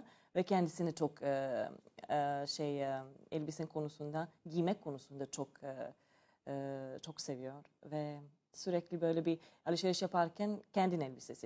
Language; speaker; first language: Turkish; non-native, learner; Serbian